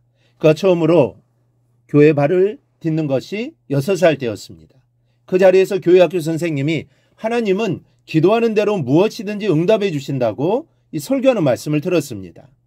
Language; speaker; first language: Korean; native; Korean